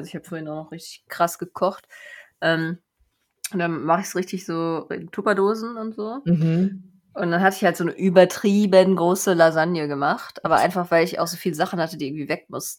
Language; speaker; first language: German; native; German